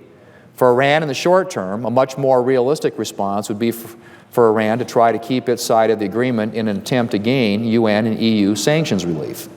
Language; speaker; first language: English; native; English